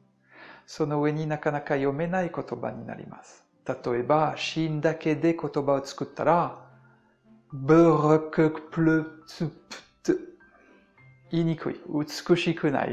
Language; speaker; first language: Japanese; non-native, fluent; French